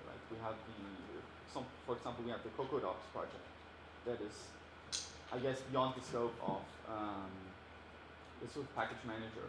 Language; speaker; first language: English; non-native, fluent; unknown